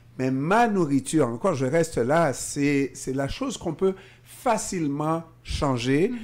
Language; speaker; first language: French; non-native, local second language; Haitian Creole